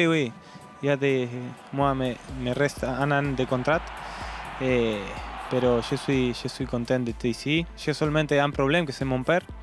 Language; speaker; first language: French; non-native, learner; Spanish